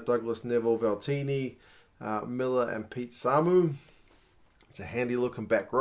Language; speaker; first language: English; native; English